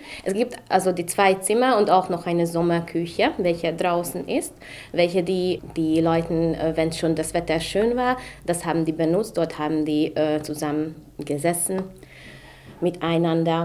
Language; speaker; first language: German; non-native, local second language; Hungarian